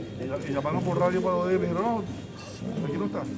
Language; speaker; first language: Spanish; native; Spanish